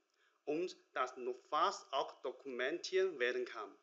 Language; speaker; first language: German; non-native, learner; Chinese